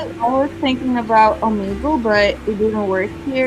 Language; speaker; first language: English; non-native, fluent; Kazakh